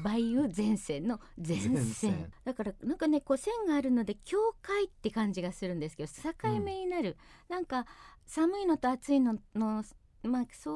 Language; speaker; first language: Japanese; native; Japanese